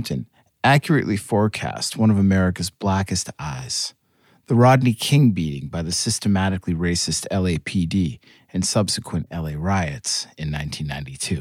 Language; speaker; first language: English; native; English